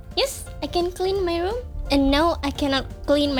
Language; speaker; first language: English; non-native, learner; Indonesian